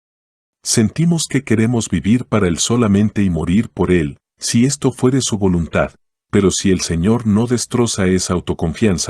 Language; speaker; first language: Spanish; native; Spanish